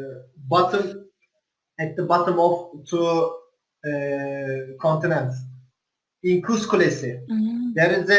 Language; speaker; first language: English; non-native, learner; Turkish